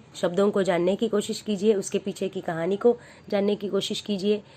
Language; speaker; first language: Hindi; non-native, local second language; Marathi